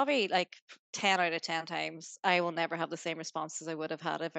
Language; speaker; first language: English; native; English